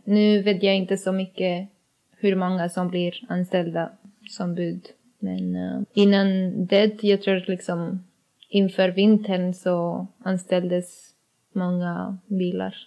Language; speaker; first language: Swedish; non-native, learner; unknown